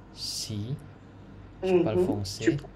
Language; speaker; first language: French; non-native, learner; Indonesian